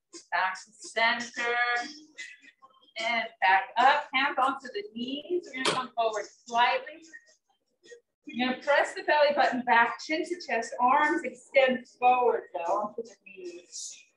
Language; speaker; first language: English; native; English